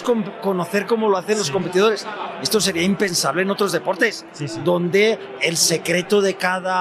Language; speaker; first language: Spanish; native; Spanish